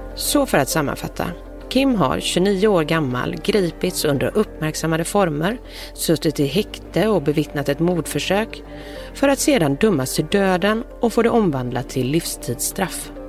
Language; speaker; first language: Swedish; native; Swedish